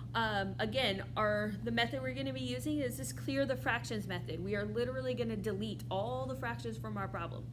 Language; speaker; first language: English; native; English